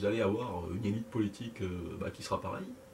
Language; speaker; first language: French; native; French